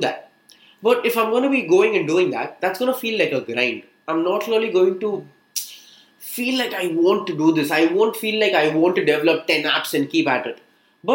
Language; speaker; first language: English; non-native, local second language; Tamil